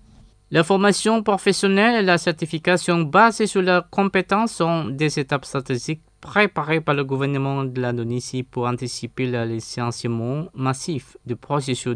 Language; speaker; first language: French; non-native, fluent; Indonesian